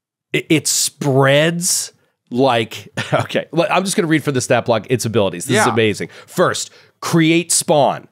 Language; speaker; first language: English; native; English